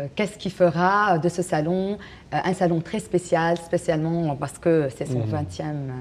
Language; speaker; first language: French; non-native, local second language; Arabic